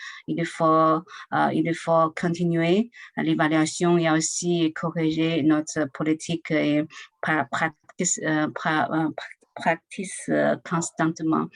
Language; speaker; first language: French; non-native, learner; Chinese